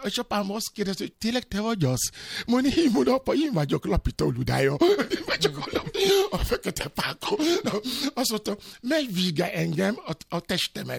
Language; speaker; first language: Hungarian; non-native, learner; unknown